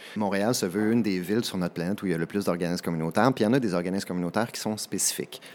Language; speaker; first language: French; native; French